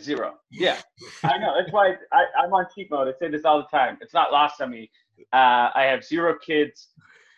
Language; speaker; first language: English; native; English